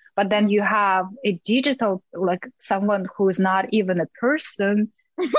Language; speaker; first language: English; non-native, fluent; Russian